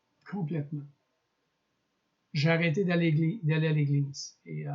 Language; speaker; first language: French; native; French